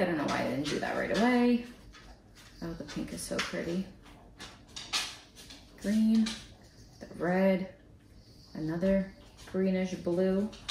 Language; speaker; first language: English; early bilingual, other home language; Russian